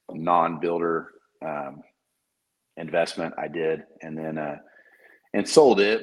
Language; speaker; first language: English; native; English